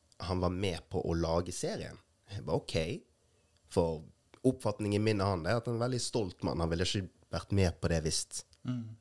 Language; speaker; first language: Norwegian; early bilingual, other home language; Rundi